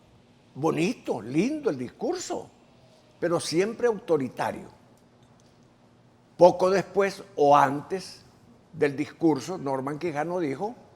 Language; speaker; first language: Spanish; native; Spanish